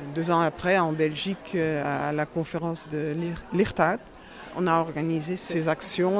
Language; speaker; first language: French; non-native, fluent; Dutch